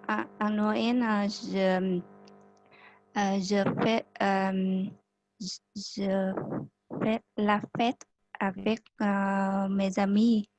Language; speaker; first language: French; non-native, learner; Vietnamese